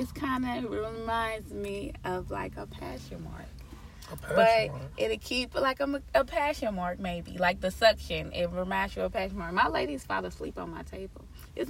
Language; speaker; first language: English; native; English